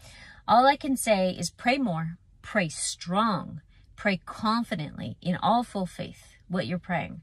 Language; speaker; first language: English; native; English